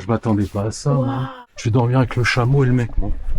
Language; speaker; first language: French; native; French